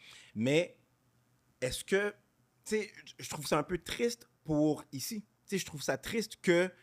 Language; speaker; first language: French; native; French